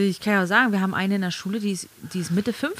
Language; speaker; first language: German; native; German